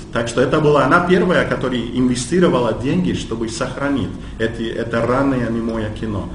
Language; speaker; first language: Russian; non-native, fluent; English